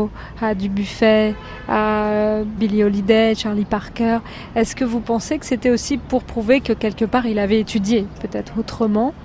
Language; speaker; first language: French; native; French